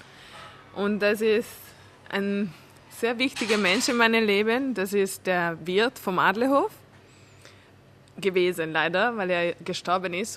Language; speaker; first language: German; early bilingual, heritage; German